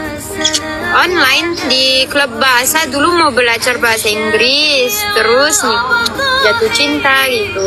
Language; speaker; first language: Indonesian; native; Indonesian